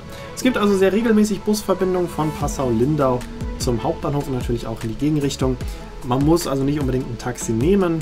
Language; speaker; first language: German; native; German